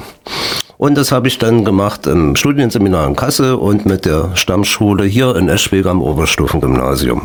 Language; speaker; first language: German; native; German